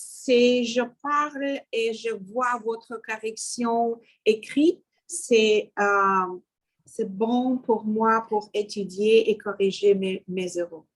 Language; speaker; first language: French; non-native, learner; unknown